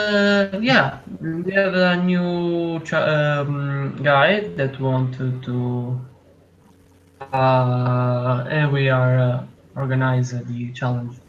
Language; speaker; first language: English; non-native, learner; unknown